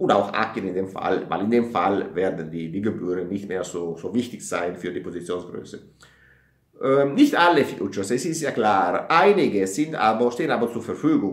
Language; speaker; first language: German; non-native, fluent; Italian